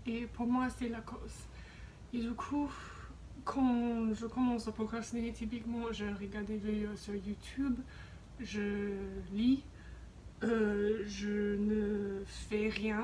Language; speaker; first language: French; non-native, fluent; English